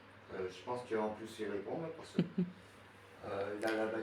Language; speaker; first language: French; native; French